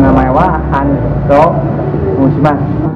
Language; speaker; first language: Japanese; non-native, learner; Indonesian